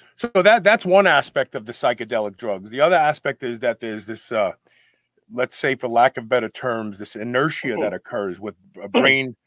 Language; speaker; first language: English; native; English